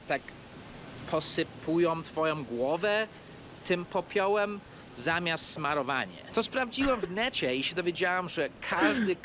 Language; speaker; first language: Polish; early bilingual, heritage; Polish